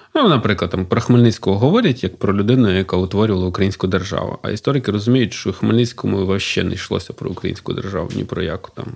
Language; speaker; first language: Ukrainian; native; Ukrainian